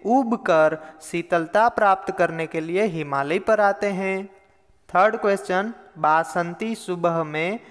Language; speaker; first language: Hindi; non-native, local second language; Gujarati